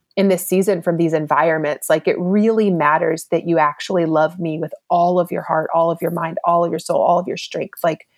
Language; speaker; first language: English; native; English